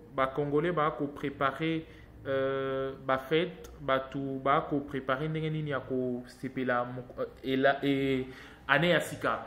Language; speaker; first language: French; non-native, local second language; Lingala